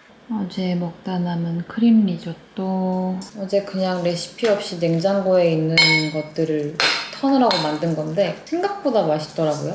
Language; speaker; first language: Korean; native; Korean